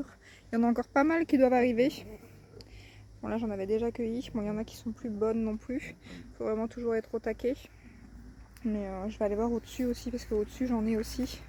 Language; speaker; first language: French; native; French